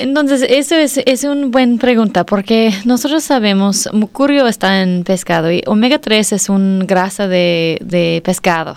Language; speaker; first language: Spanish; non-native, learner; English